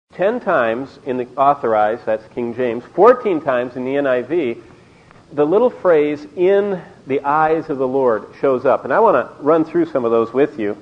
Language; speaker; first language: English; native; English